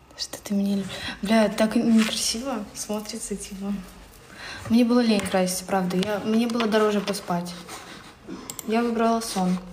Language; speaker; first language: Russian; native; Russian